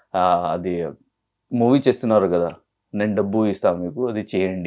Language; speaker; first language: Telugu; non-native, learner; Hindi